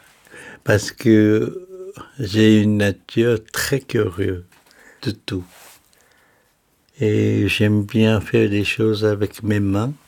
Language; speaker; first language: French; non-native, fluent; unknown